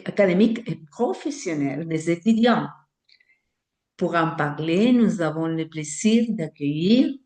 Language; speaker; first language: French; non-native, fluent; Spanish